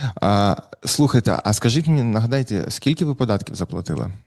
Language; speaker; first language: Ukrainian; native; Ukrainian